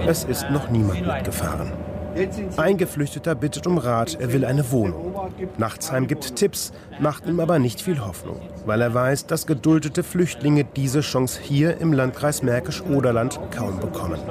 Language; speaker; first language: German; native; German